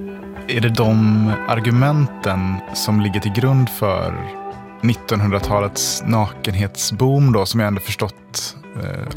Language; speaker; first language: Swedish; native; Swedish